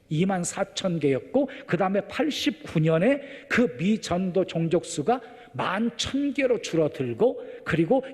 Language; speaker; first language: Korean; native; Korean